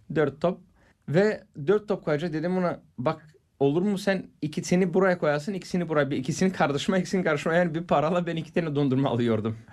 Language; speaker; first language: Turkish; non-native, fluent; Bulgarian